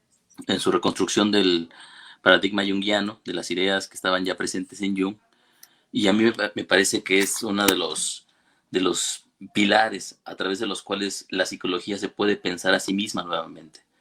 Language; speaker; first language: Spanish; native; Spanish